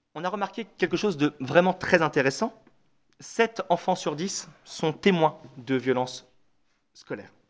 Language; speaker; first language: French; native; French